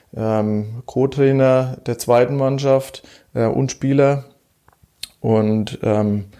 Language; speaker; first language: German; native; German